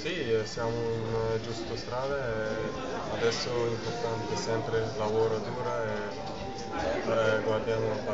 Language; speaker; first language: Italian; non-native, learner; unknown